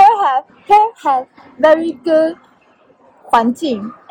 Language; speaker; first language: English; non-native, learner; Chinese